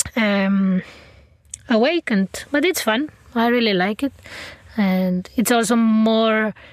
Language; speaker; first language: English; non-native, fluent; Spanish